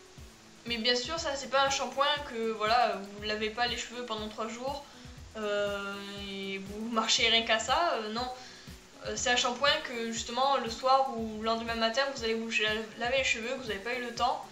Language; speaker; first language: French; native; French